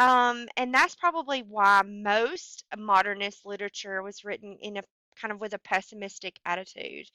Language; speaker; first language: English; native; English